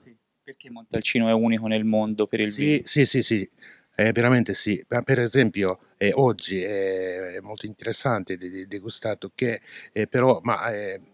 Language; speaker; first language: Italian; non-native, learner; Japanese